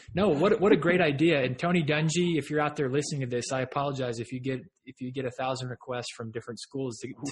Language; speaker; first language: English; native; English